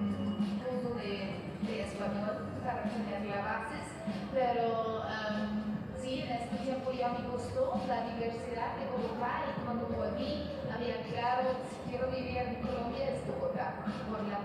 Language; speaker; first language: Spanish; non-native, fluent; German